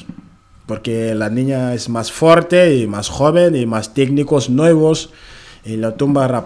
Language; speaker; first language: Spanish; non-native, learner; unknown